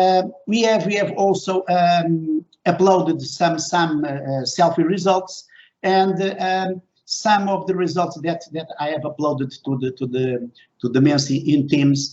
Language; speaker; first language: English; non-native, fluent; Portuguese